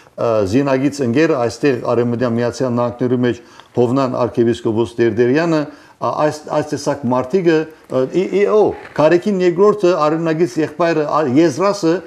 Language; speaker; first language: Armenian; early bilingual, heritage; Armenian